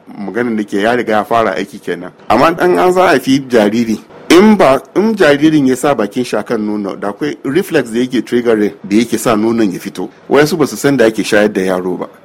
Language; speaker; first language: Hausa; native; Hausa